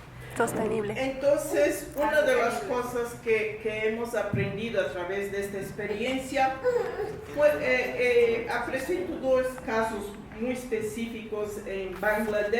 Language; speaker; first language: Spanish; non-native, fluent; English